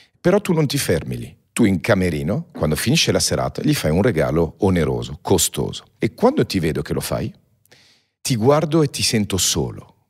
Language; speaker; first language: Italian; early bilingual, heritage; Italian